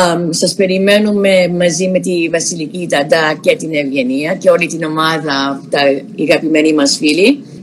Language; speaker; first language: Greek; early bilingual, other home language; English